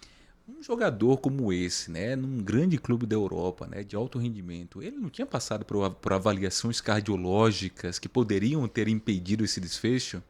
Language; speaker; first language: Portuguese; native; Portuguese